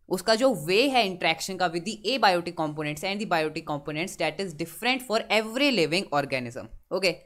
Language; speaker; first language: Hindi; native; Hindi